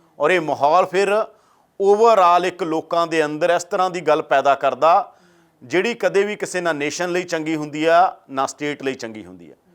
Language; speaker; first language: Punjabi; native; Punjabi